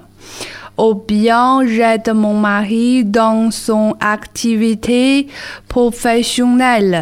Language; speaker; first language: French; non-native, learner; Chinese